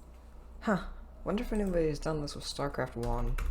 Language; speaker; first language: English; native; English